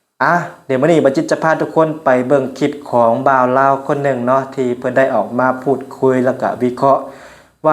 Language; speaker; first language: Thai; non-native, local second language; Lao